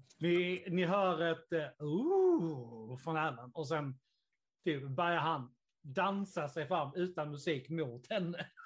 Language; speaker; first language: Swedish; native; Swedish